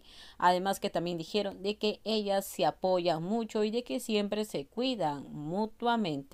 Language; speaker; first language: Spanish; native; Spanish